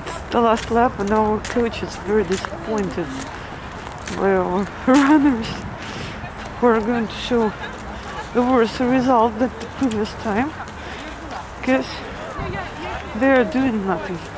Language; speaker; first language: English; non-native, fluent; Russian